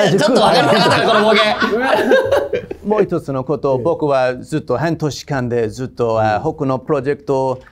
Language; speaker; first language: Japanese; non-native, fluent; English